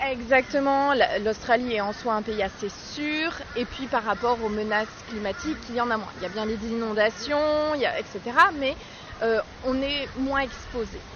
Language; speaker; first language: French; native; French